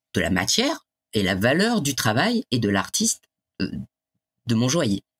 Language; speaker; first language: French; native; French